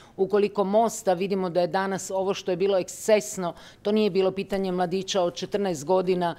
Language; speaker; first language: Croatian; native; Croatian